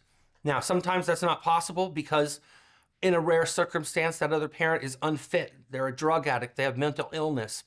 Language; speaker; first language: English; native; English